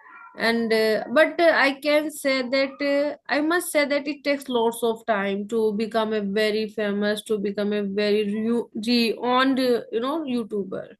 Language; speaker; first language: English; non-native, local second language; Hindi